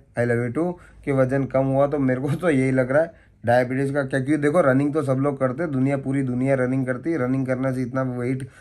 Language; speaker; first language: Hindi; non-native, local second language; Gujarati